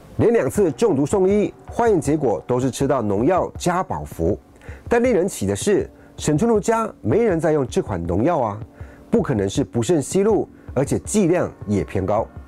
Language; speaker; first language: Chinese; native; Chinese